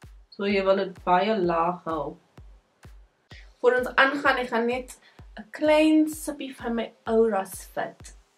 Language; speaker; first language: Afrikaans; non-native, learner; English